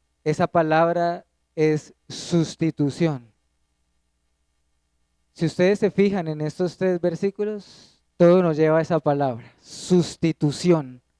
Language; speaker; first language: Spanish; native; Spanish